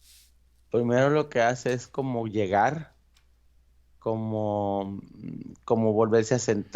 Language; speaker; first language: Spanish; native; Spanish